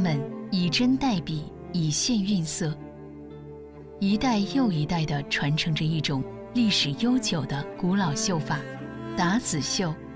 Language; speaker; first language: Chinese; native; Chinese